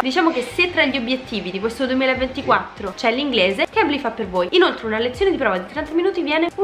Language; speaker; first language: Italian; native; Italian